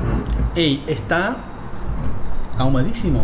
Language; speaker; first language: Spanish; non-native, fluent; English